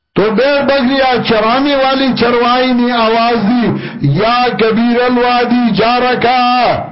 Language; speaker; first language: Urdu; non-native, local second language; Pashto